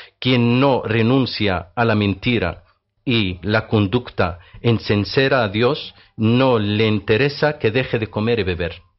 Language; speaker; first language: Spanish; non-native, fluent; Arabic